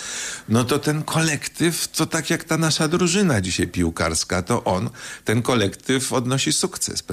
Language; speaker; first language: Polish; native; Polish